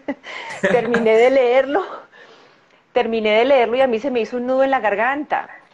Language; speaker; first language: Spanish; native; Spanish